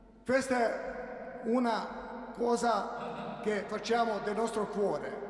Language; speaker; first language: Italian; non-native, learner; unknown